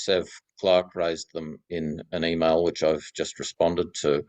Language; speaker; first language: English; native; English